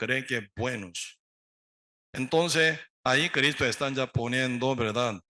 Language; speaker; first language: Spanish; non-native, learner; Korean